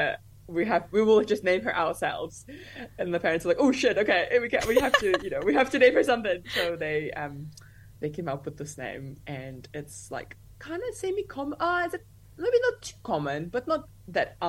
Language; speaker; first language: English; non-native, fluent; Russian